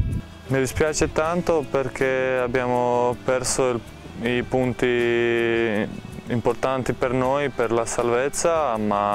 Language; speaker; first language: Italian; non-native, learner; Croatian